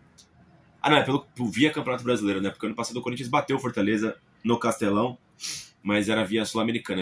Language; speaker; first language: Portuguese; native; Portuguese